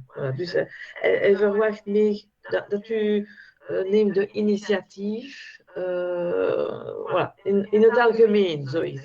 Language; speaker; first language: Dutch; non-native, fluent; French